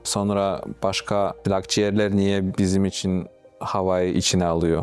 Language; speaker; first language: Turkish; non-native, fluent; Russian